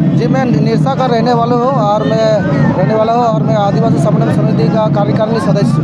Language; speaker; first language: Hindi; native; Hindi